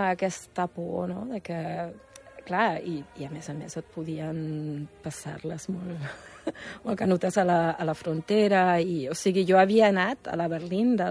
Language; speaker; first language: Catalan; non-native, fluent; German